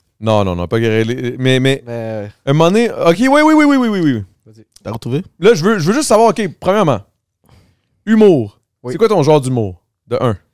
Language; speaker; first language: French; native; French